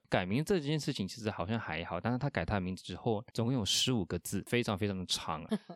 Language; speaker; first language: Chinese; non-native, fluent; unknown